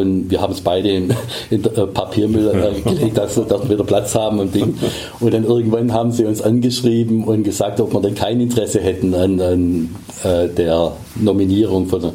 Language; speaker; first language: German; native; German